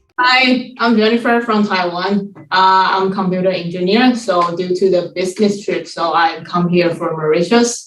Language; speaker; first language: English; non-native, fluent; Chinese